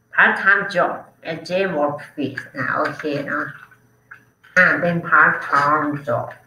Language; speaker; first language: English; non-native, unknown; Thai